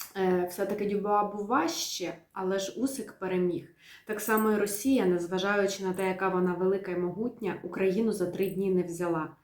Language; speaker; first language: Ukrainian; native; Ukrainian